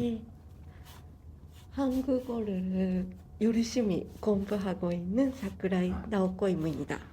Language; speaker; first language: Korean; non-native, learner; Japanese